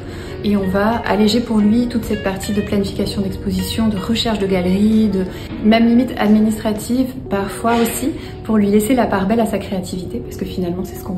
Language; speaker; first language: French; native; French